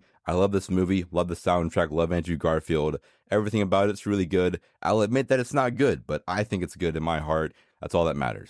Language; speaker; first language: English; native; English